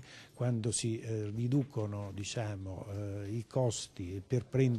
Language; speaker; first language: Italian; native; Italian